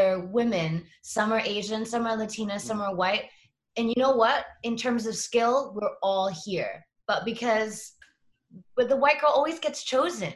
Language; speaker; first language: English; native; English